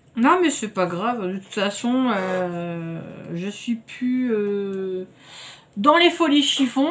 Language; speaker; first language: French; native; French